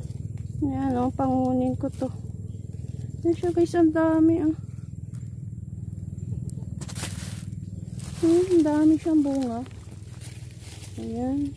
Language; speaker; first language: Filipino; non-native, local second language; Aklanon